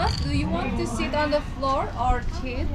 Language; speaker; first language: English; non-native, learner; Indonesian